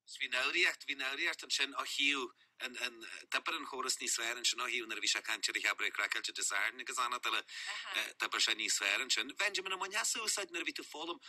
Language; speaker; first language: Irish; native; Irish